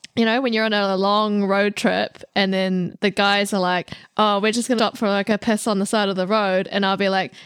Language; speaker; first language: English; native; English